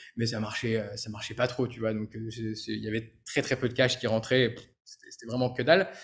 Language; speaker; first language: French; native; French